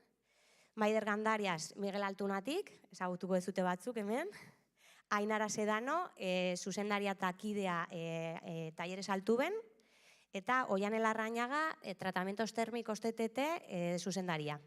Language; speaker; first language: Basque; native; Basque